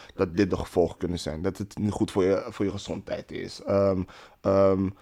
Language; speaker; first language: Dutch; native; Dutch